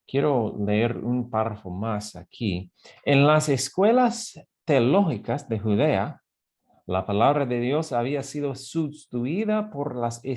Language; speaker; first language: Spanish; non-native, fluent; English